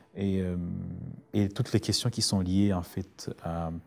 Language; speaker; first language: French; non-native, local second language; Rundi